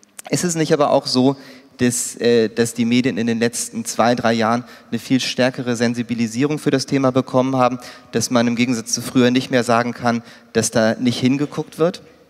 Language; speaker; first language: German; native; German